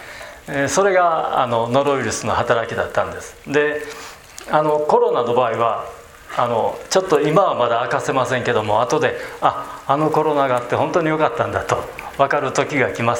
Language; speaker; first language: Japanese; native; Japanese